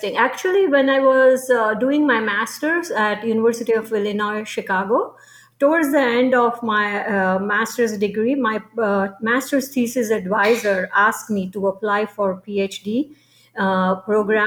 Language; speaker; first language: English; non-native, local second language; Gujarati